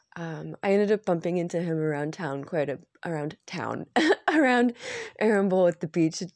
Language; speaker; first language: English; native; English